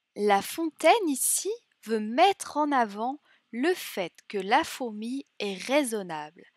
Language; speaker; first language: French; native; French